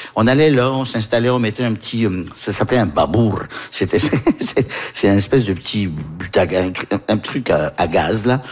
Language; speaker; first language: French; early bilingual, heritage; French